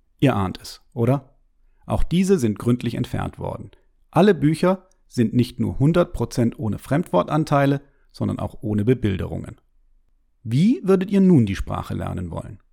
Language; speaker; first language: German; native; German